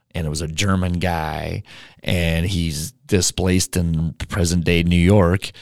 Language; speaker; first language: English; native; English